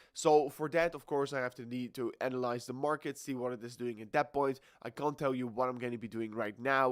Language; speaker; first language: English; non-native, fluent; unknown